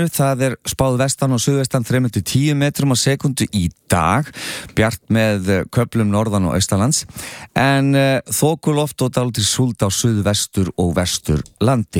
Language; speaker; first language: Icelandic; native; Icelandic